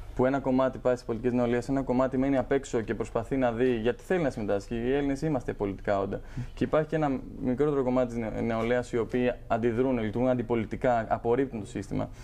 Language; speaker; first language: Greek; native; Greek